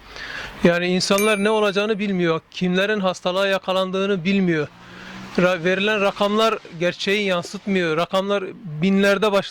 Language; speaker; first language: Turkish; native; Turkish